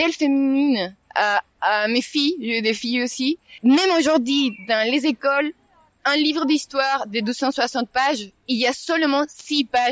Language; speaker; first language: French; non-native, fluent; Spanish